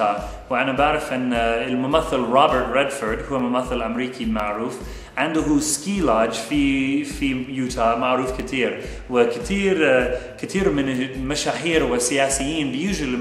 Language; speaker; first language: Arabic; non-native, fluent; English